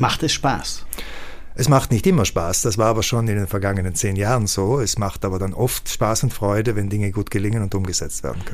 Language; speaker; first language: German; native; German